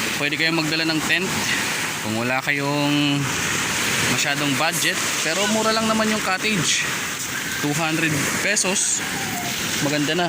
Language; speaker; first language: Filipino; native; Filipino